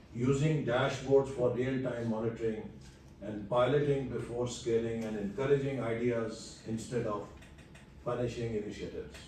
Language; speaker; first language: English; non-native, local second language; Urdu